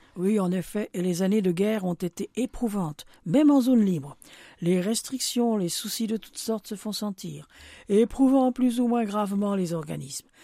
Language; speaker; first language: French; native; French